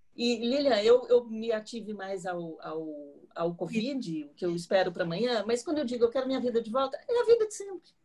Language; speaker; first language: Portuguese; native; Portuguese